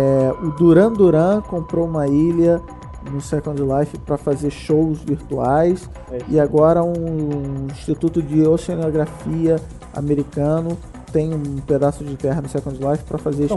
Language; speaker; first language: Portuguese; native; Portuguese